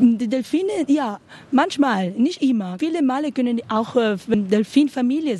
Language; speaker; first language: German; non-native, learner; Spanish